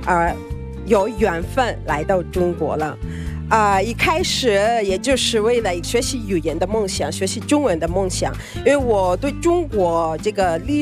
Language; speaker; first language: Chinese; non-native, fluent; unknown